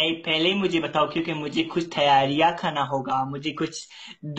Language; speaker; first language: Hindi; non-native, learner; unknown